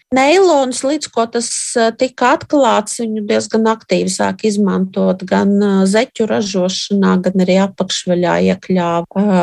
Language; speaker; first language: Latvian; native; Latvian